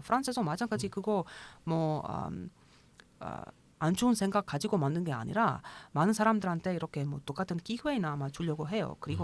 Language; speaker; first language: Korean; non-native, learner; Croatian